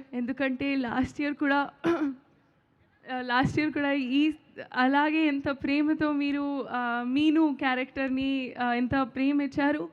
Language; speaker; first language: Telugu; non-native, learner; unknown